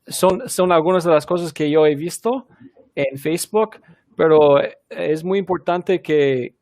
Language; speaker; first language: Spanish; early bilingual, heritage; Spanish